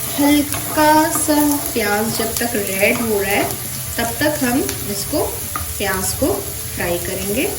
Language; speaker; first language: Hindi; non-native, local second language; Bangla